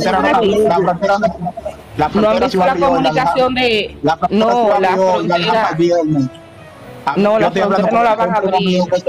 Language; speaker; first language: Spanish; native; Spanish